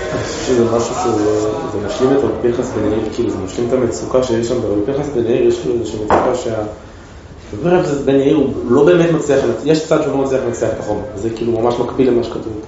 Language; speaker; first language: Hebrew; native; Hebrew